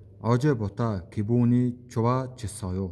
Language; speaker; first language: Korean; non-native, learner; Mongolian